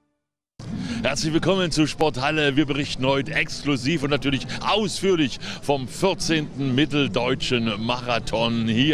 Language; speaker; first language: German; native; German